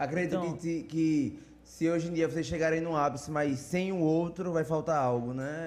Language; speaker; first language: Portuguese; native; Portuguese